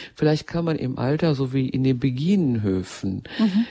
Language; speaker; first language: German; native; German